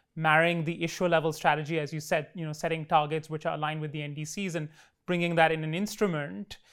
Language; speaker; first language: English; non-native, local second language; Hindi